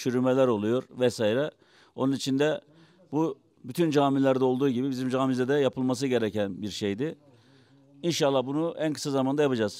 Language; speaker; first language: Turkish; native; Turkish